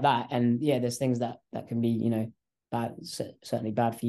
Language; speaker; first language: English; native; English